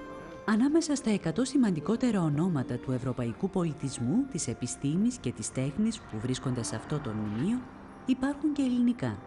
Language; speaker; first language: Greek; native; Greek